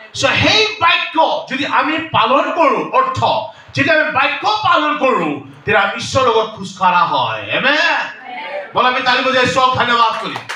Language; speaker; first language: Assamese; non-native, local second language; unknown